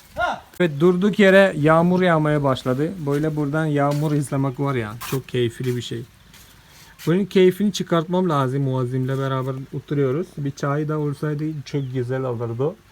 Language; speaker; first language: Turkish; non-native, fluent; Malayalam